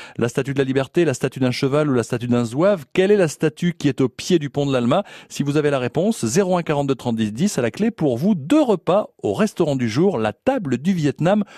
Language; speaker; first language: French; native; French